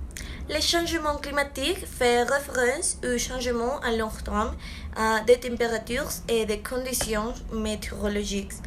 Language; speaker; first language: French; non-native, learner; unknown